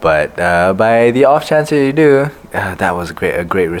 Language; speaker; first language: English; non-native, local second language; Malay